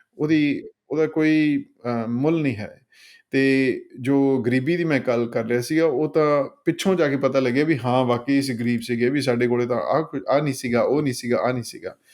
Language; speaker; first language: Punjabi; early bilingual, heritage; Punjabi